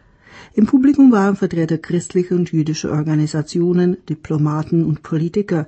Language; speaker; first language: German; native; German